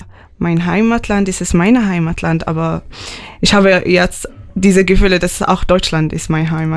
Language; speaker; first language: German; non-native, learner; Arabic